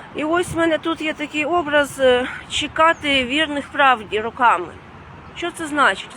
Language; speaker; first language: Ukrainian; non-native, fluent; Latvian